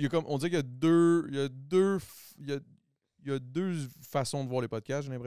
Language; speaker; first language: French; native; French